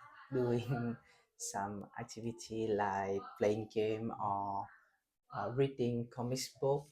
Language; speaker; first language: English; non-native, learner; Vietnamese